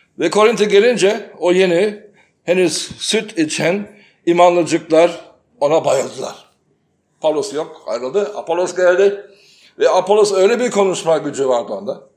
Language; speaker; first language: Turkish; native; Turkish